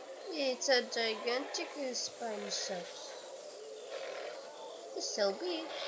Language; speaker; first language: English; non-native, learner; Arabic